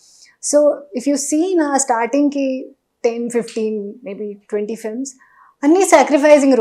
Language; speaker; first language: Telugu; non-native, learner; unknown